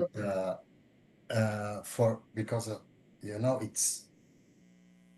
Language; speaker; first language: English; non-native, fluent; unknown